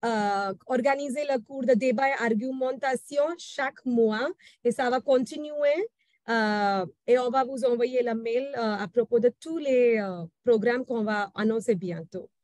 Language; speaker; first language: French; non-native, fluent; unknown